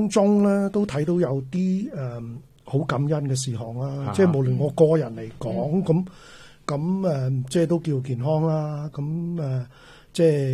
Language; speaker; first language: Cantonese; native; Cantonese